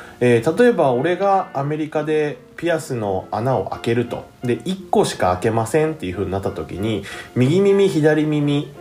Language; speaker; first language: Japanese; native; Japanese